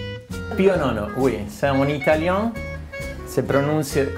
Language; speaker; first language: French; non-native, fluent; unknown